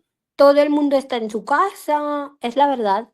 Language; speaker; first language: Spanish; non-native, fluent; Hindi